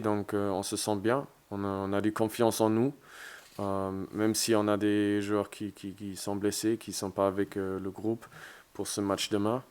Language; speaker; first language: French; non-native, fluent; German